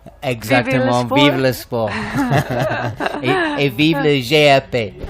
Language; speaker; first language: French; non-native, learner; English